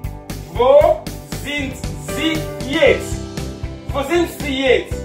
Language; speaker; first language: German; non-native, learner; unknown